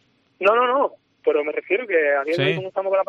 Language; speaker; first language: Spanish; native; Spanish